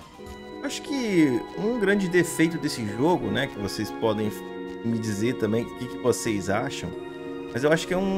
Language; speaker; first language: Portuguese; native; Portuguese